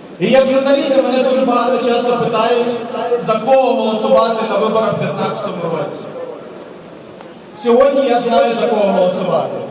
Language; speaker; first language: Ukrainian; early bilingual, other home language; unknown